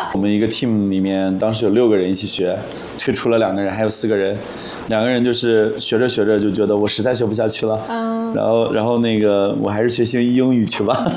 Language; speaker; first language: Chinese; native; Chinese